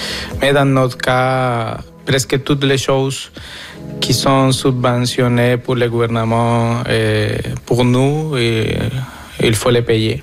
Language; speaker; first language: French; non-native, fluent; Spanish